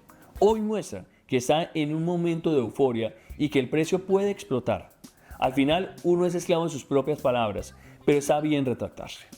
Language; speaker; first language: Spanish; native; Spanish